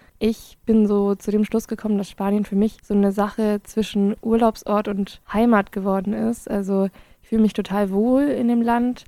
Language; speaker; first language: German; early bilingual, other home language; Spanish